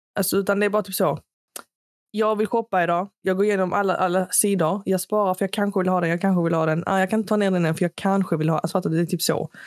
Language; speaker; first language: Swedish; early bilingual, other home language; Arabic